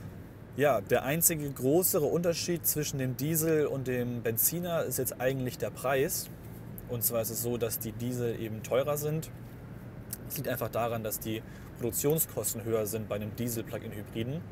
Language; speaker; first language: German; native; German